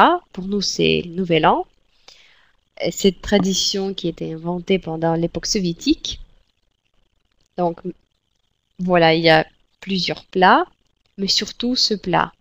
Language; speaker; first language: French; non-native, fluent; Russian